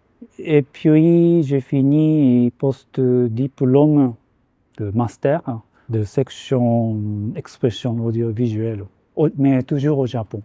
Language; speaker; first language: French; non-native, fluent; Japanese